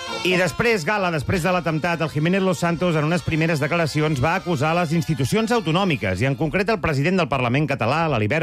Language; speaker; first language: Catalan; native; Catalan